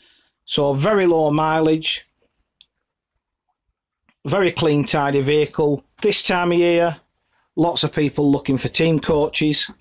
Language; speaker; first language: English; native; English